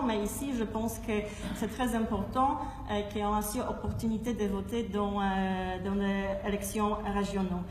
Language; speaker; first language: French; non-native, fluent; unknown